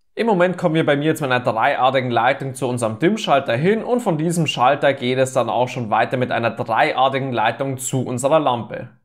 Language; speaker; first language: German; native; German